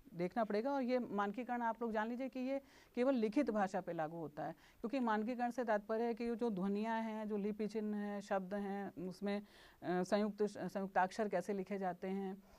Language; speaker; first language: Hindi; native; Hindi